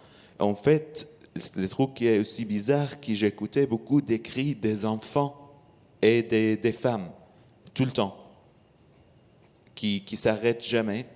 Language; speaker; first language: French; non-native, learner; Arabic